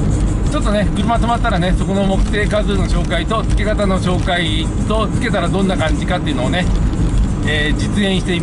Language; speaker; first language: Japanese; native; Japanese